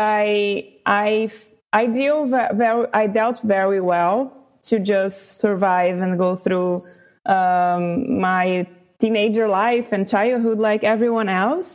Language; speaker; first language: English; non-native, fluent; Portuguese